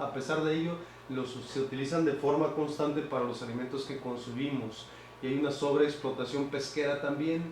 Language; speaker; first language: Spanish; native; Spanish